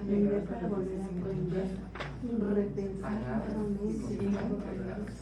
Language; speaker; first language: Spanish; native; Spanish